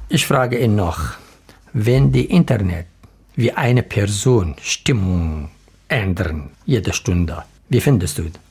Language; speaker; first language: German; non-native, learner; Arabic